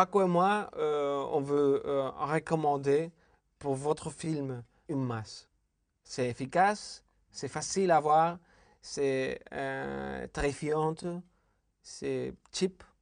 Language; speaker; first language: French; non-native, fluent; Spanish